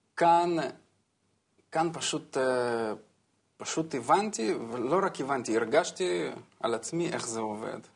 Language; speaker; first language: Hebrew; non-native, fluent; Russian